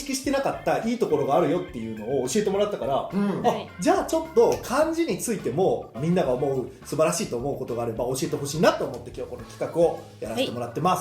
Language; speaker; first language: Japanese; native; Japanese